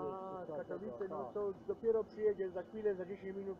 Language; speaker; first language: Polish; native; Polish